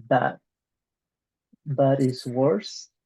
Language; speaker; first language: English; non-native, learner; Spanish